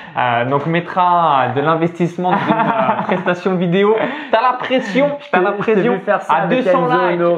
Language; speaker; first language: French; native; French